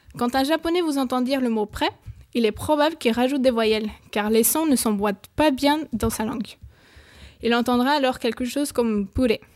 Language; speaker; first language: French; non-native, fluent; Spanish